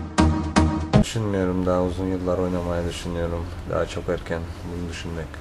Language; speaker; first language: Turkish; non-native, fluent; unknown